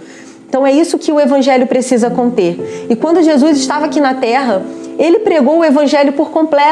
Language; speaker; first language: Portuguese; native; Portuguese